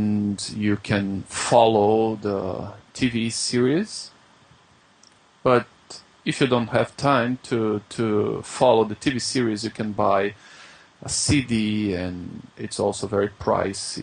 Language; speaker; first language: English; non-native, fluent; Portuguese